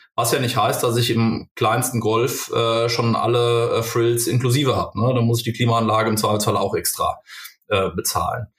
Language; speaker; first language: German; native; German